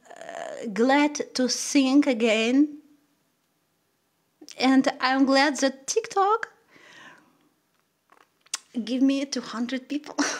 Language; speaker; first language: English; non-native, learner; Russian